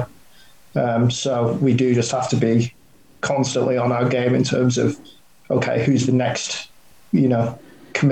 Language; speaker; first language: English; native; English